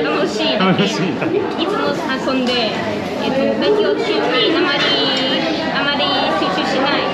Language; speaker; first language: Japanese; non-native, learner; Vietnamese